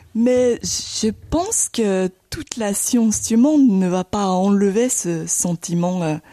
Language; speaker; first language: French; non-native, fluent; Japanese